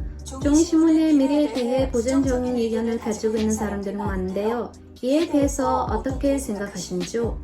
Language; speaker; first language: Korean; non-native, fluent; Mongolian